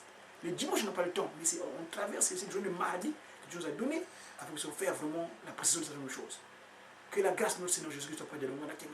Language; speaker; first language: French; non-native, local second language; Kongo